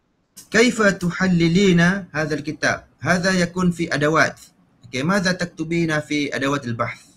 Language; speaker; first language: Arabic; non-native, fluent; Malay